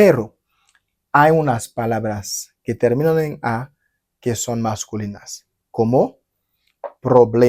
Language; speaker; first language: Spanish; non-native, fluent; Haitian Creole